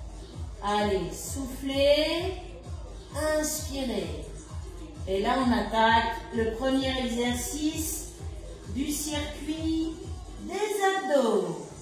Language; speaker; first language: French; native; French